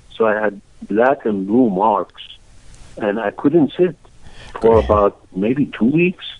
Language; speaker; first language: English; non-native, fluent; Arabic